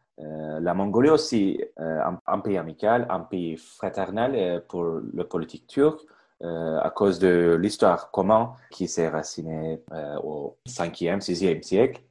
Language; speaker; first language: French; non-native, fluent; Turkish